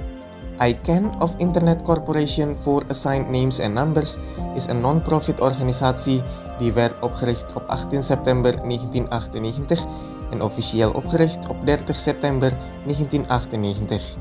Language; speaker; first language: Dutch; non-native, fluent; Indonesian